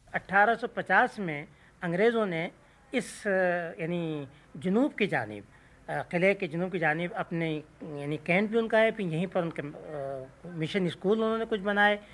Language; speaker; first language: Urdu; non-native, local second language; Sindhi